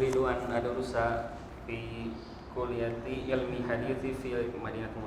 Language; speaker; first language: Arabic; non-native, learner; Indonesian